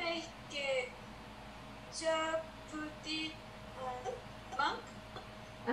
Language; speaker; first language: French; non-native, learner; Spanish